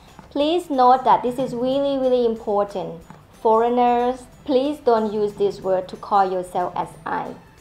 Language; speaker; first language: English; non-native, fluent; Thai